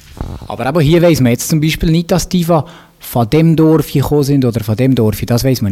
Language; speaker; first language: German; native; German